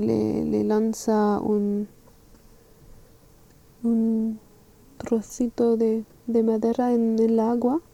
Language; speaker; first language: Spanish; non-native, learner; French